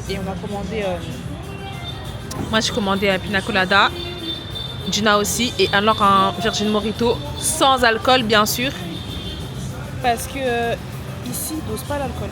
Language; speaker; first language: French; native; French